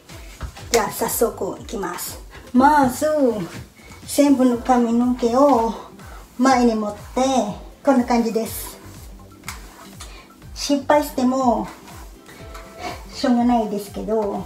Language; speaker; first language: Japanese; non-native, fluent; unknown